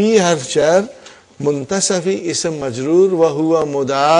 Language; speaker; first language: Arabic; non-native, fluent; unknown